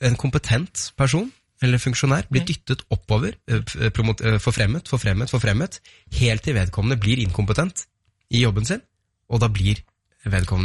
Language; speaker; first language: Norwegian; native; Norwegian